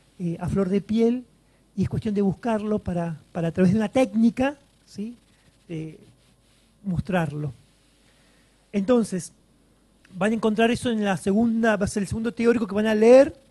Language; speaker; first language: Spanish; native; Spanish